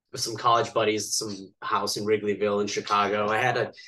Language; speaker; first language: English; native; English